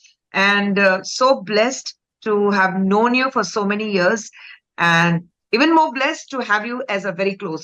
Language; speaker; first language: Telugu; non-native, fluent; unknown